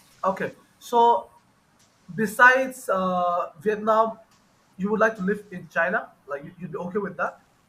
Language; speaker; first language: English; non-native, fluent; Bangla